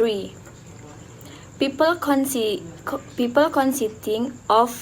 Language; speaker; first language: English; non-native, learner; Indonesian